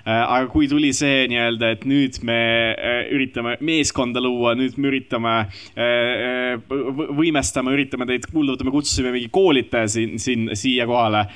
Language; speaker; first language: Estonian; non-native, local second language; Russian